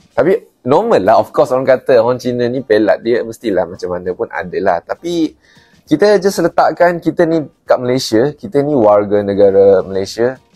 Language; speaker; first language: Malay; non-native, local second language; Chinese